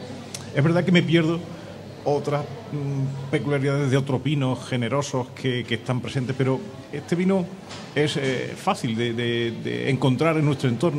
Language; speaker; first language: Spanish; native; Spanish